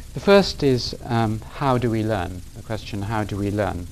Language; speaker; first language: English; native; English